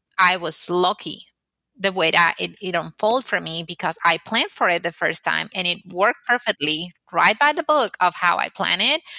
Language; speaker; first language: English; non-native, fluent; Spanish